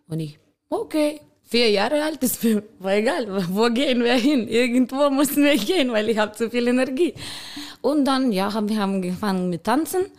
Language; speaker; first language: German; non-native, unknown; Ukrainian